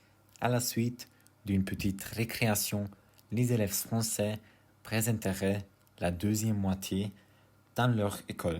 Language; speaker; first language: French; non-native, learner; German